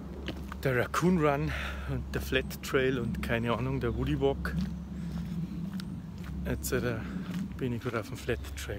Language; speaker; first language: German; native; German